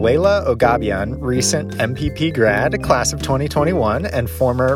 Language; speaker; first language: English; native; English